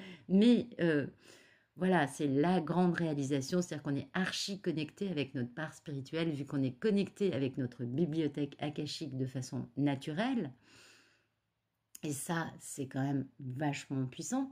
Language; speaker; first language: French; native; French